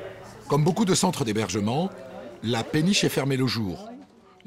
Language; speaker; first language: French; native; French